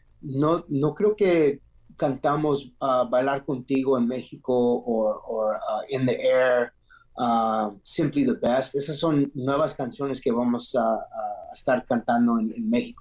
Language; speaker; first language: Spanish; early bilingual, heritage; English